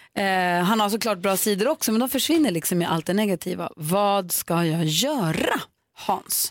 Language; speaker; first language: Swedish; native; Swedish